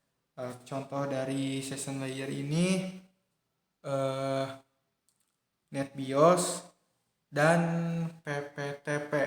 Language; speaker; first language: Indonesian; native; Indonesian